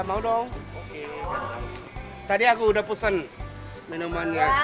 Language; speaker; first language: Indonesian; non-native, fluent; Japanese